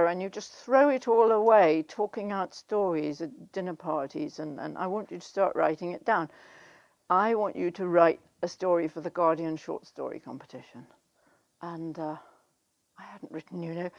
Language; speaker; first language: English; native; English